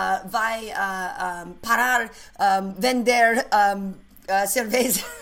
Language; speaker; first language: Portuguese; non-native, learner; English